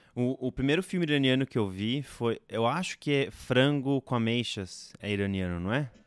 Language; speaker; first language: Portuguese; native; Portuguese